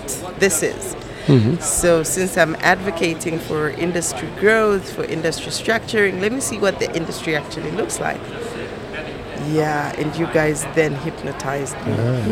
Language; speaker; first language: English; non-native, local second language; Bemba